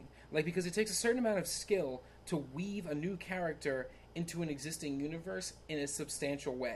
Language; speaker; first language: English; native; English